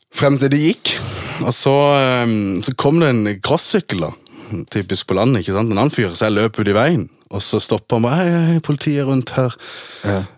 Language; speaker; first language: Norwegian; early bilingual, other home language; German